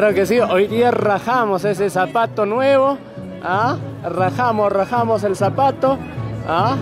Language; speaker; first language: Spanish; native; Spanish